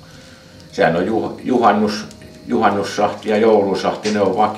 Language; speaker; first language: Finnish; native; Finnish